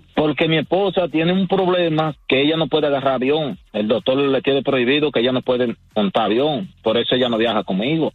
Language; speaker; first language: Spanish; native; Spanish